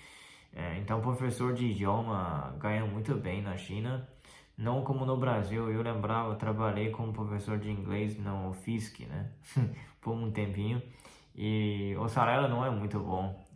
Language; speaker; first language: Portuguese; non-native, fluent; Chinese